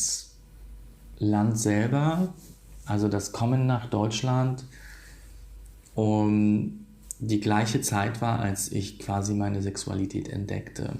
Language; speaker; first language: German; non-native, fluent; Polish